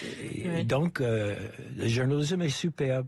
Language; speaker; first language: French; non-native, fluent; English